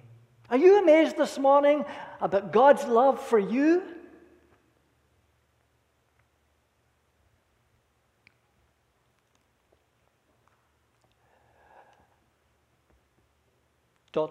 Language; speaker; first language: English; native; English